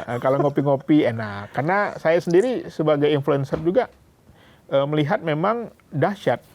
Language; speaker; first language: Indonesian; native; Indonesian